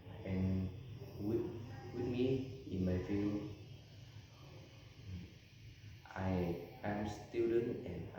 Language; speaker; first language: English; non-native, learner; Vietnamese